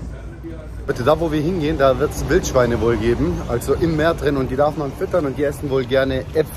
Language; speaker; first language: German; early bilingual, other home language; Turkish